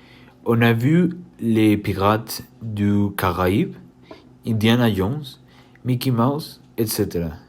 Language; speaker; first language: French; non-native, learner; Spanish